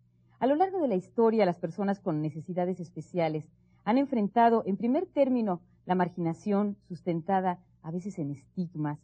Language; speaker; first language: Spanish; native; Spanish